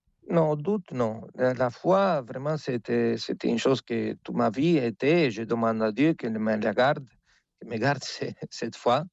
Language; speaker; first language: French; non-native, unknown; Spanish